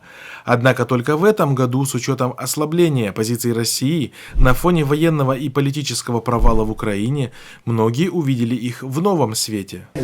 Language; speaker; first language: Russian; native; Russian